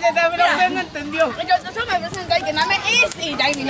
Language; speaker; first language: Spanish; native; Spanish